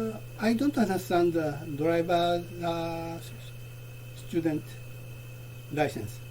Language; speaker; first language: English; non-native, learner; Japanese